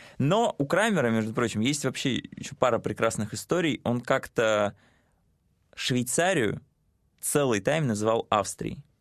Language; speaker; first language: Russian; native; Russian